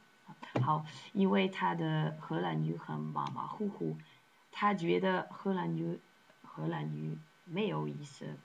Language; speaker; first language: Chinese; non-native, learner; Dutch